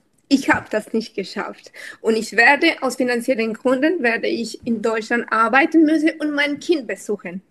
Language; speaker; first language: German; non-native, fluent; Spanish